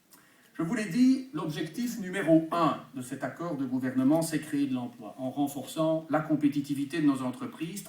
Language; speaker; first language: French; native; French